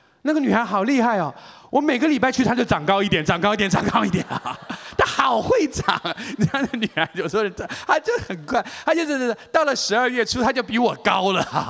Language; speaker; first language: Chinese; native; Chinese